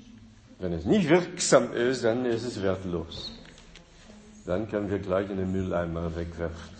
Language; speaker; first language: German; non-native, fluent; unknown